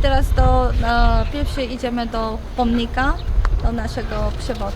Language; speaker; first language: Polish; non-native, learner; Korean